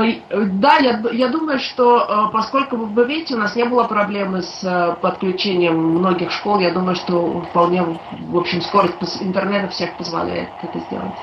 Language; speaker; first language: Russian; native; Russian